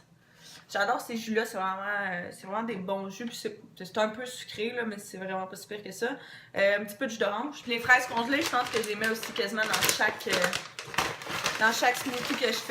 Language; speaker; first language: French; native; French